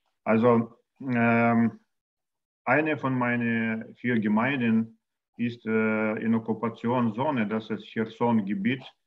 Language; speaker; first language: German; non-native, learner; Russian